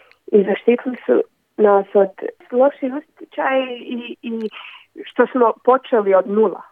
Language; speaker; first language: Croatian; early bilingual, other home language; Bosnian